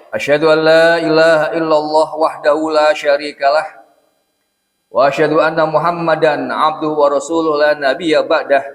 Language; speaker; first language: Indonesian; non-native, local second language; Javanese